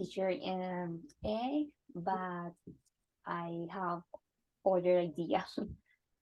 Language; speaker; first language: English; non-native, learner; Spanish